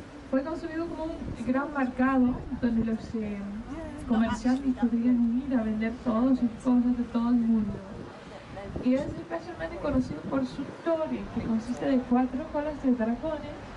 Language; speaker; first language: Spanish; non-native, fluent; Danish